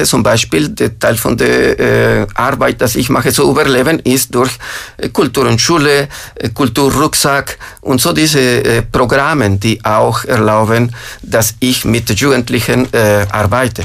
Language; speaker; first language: German; non-native, fluent; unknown